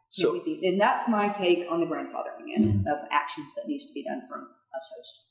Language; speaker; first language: English; native; English